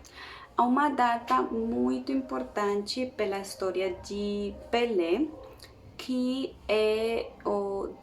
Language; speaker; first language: Portuguese; non-native, learner; Spanish